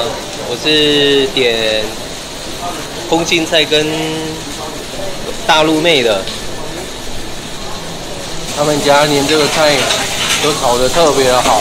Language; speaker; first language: Chinese; native; Chinese